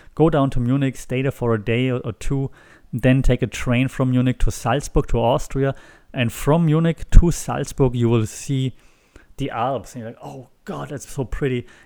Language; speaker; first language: English; non-native, fluent; German